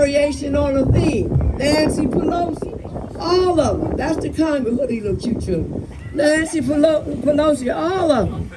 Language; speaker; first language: English; native; English